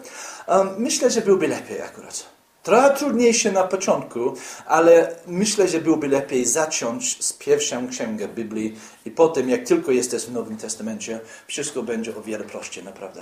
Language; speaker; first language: Polish; non-native, fluent; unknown